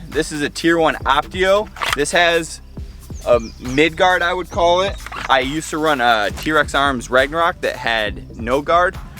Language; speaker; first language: English; native; English